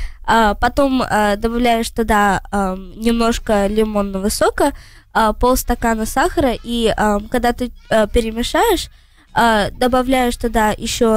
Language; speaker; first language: Russian; early bilingual, heritage; Russian